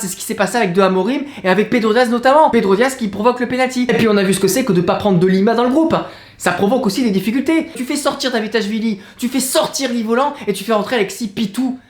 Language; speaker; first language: French; native; French